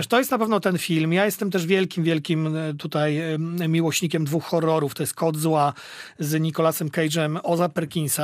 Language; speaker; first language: Polish; native; Polish